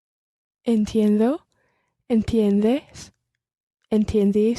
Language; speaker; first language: Spanish; non-native, learner; English